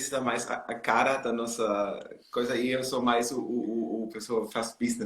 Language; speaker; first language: Portuguese; non-native, learner; German